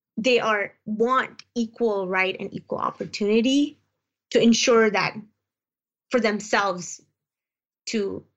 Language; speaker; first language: English; non-native, local second language; Uzbek